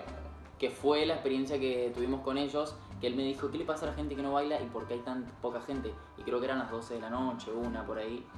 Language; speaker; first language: Spanish; native; Spanish